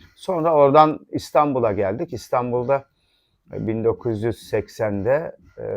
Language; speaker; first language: Turkish; native; Turkish